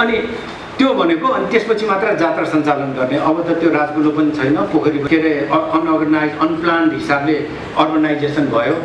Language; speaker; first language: Nepali; non-native, local second language; Newari